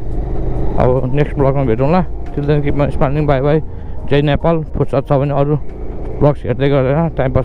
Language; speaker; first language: Nepali; native; Nepali